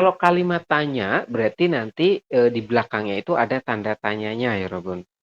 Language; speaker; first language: Indonesian; native; Indonesian